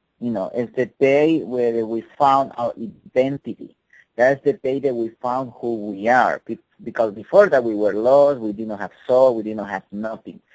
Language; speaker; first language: English; non-native, fluent; Spanish